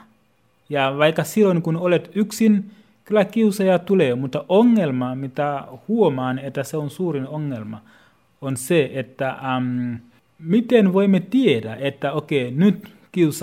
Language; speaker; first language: Finnish; non-native, fluent; Swahili